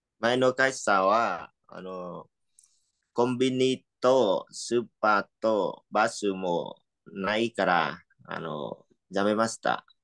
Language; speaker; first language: Japanese; non-native, learner; Vietnamese